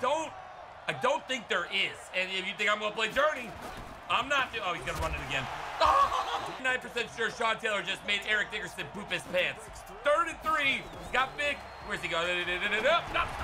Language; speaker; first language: English; native; English